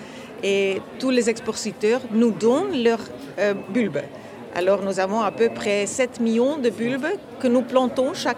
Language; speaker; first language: French; non-native, fluent; Dutch